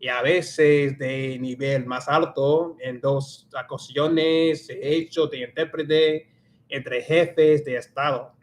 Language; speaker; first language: Spanish; non-native, learner; English